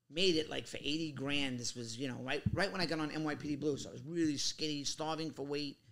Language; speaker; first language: English; native; English